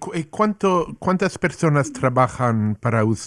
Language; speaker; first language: Spanish; non-native, learner; English